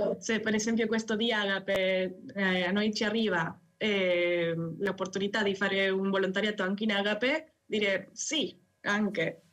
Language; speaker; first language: Italian; non-native, fluent; Spanish